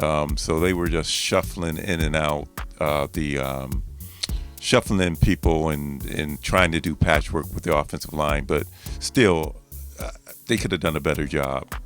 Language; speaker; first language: English; native; English